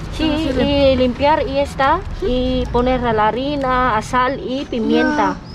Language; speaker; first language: Spanish; non-native, learner; Filipino